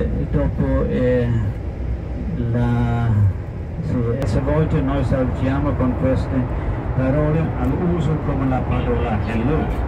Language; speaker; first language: Italian; non-native, fluent; German